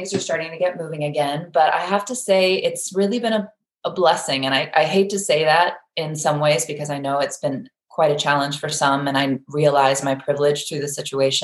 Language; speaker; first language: English; native; English